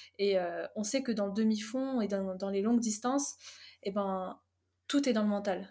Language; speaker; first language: French; early bilingual, other home language; Arabic